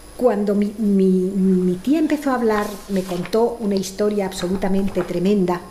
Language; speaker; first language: Spanish; early bilingual, other home language; French